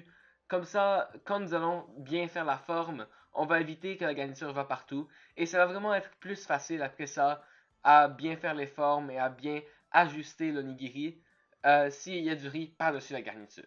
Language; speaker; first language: French; native; French